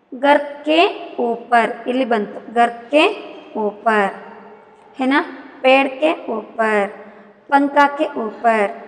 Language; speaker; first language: Hindi; non-native, local second language; Kannada